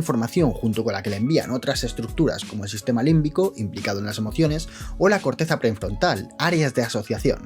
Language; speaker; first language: Spanish; native; Spanish